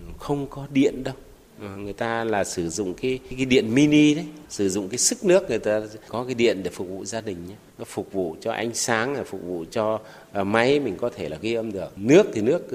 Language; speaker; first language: Vietnamese; non-native, local second language; Tày